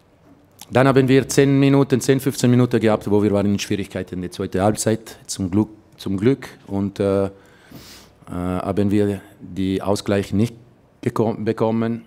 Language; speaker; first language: German; non-native, local second language; Italian